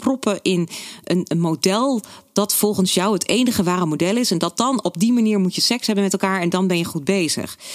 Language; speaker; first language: Dutch; native; Dutch